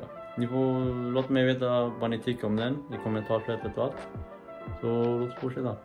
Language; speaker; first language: Swedish; early bilingual, other home language; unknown